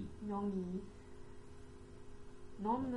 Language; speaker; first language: Korean; non-native, learner; English